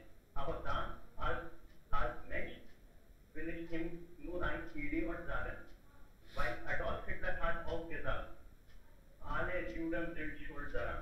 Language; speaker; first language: German; non-native, learner; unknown